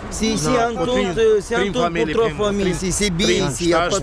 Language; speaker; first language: French; non-native, learner; Romanian